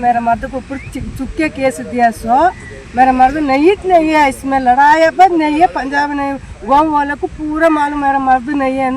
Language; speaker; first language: Hindi; non-native, local second language; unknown